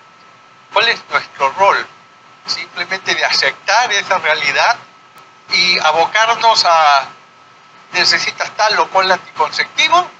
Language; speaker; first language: Spanish; native; Spanish